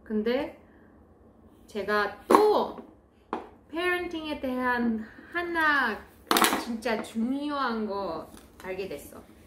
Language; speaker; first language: Korean; non-native, fluent; Russian